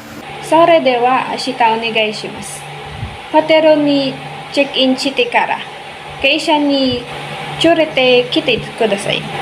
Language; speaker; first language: Japanese; non-native, learner; Filipino